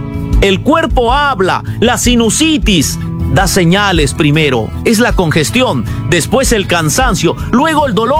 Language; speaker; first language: Spanish; native; Spanish